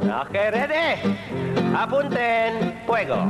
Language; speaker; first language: Spanish; non-native, learner; Filipino